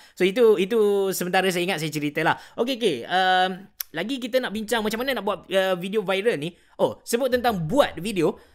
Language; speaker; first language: Malay; native; Malay